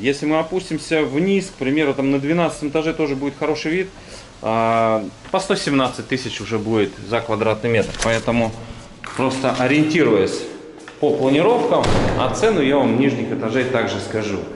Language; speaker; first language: Russian; native; Russian